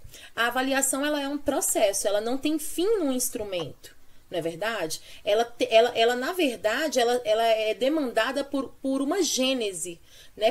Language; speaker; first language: Portuguese; native; Portuguese